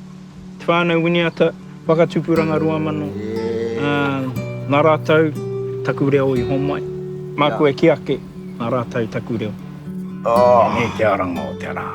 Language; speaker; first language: Māori; non-native, local second language; English